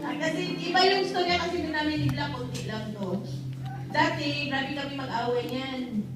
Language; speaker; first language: Filipino; non-native, local second language; Cebuano